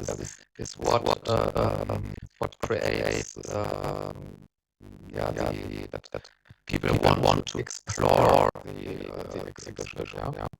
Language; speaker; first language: English; non-native, fluent; German